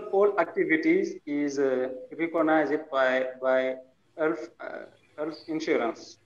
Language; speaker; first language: English; non-native, learner; French